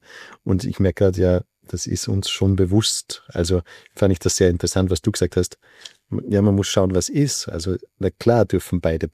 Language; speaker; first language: German; native; German